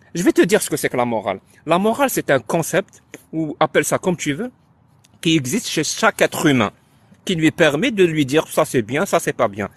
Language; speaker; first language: French; non-native, local second language; Arabic